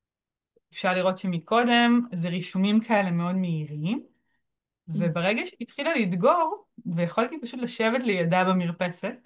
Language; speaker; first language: Hebrew; native; Hebrew